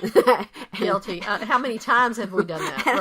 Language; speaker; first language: English; native; English